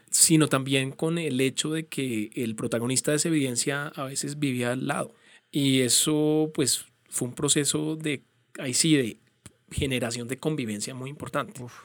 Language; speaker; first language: Spanish; native; Spanish